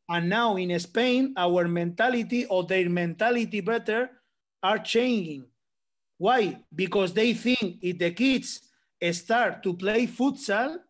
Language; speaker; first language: English; non-native, learner; Spanish